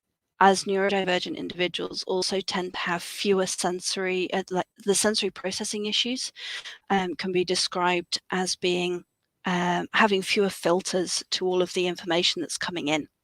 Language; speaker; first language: English; native; English